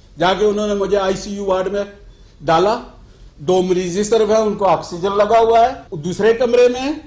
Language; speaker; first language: Urdu; non-native, local second language; Pahari-Potwari